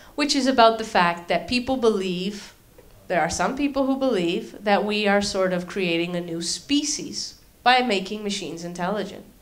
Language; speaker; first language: English; native; English